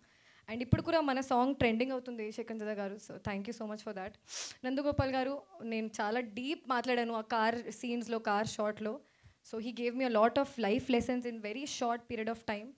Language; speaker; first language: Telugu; non-native, fluent; Hindi